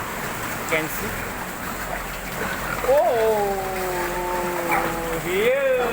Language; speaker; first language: English; non-native, learner; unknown